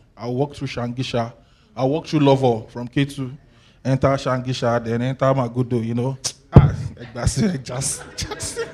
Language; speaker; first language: English; non-native, local second language; Yoruba